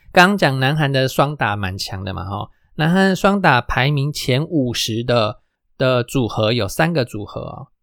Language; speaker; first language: Chinese; non-native, local second language; Min Nan Chinese